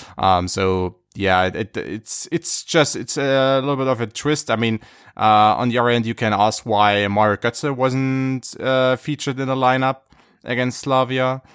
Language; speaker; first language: English; non-native, fluent; German